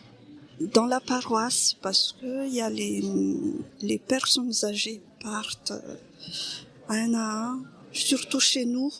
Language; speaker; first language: French; non-native, local second language; Malagasy